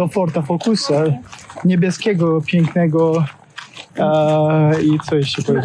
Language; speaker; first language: Polish; non-native, learner; Russian